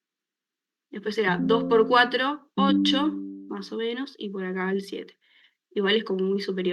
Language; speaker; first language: Spanish; native; Spanish